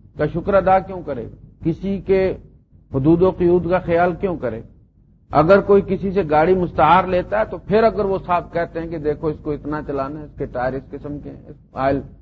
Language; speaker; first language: Urdu; non-native, local second language; Punjabi